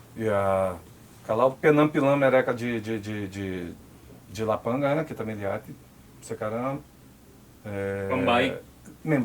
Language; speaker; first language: Indonesian; non-native, fluent; Portuguese